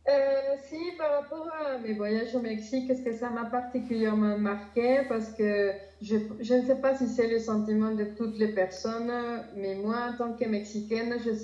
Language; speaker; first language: French; non-native, fluent; Spanish